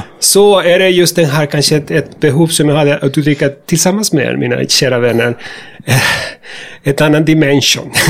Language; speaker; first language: Swedish; non-native, fluent; Spanish